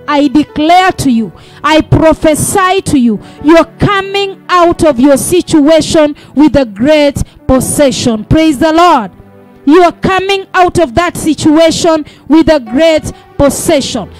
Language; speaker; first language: English; non-native, local second language; Swahili